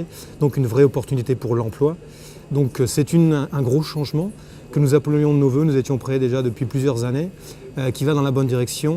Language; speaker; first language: French; native; French